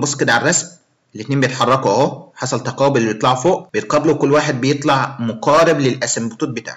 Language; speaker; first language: Arabic; native; Arabic